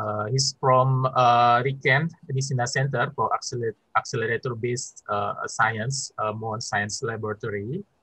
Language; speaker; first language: English; non-native, fluent; Indonesian